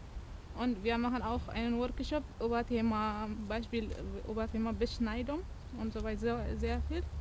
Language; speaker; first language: German; non-native, learner; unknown